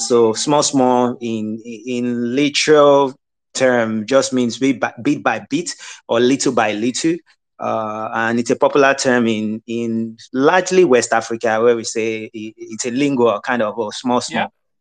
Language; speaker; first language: English; non-native, local second language; Yoruba